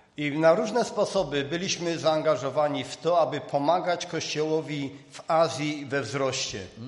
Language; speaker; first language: Polish; native; Polish